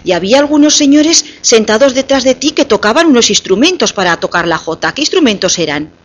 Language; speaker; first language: Spanish; native; Spanish